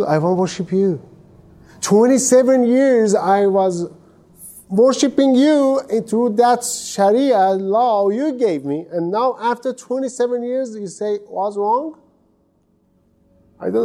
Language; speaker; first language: English; non-native, fluent; Persian